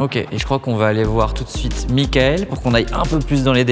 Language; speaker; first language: French; native; French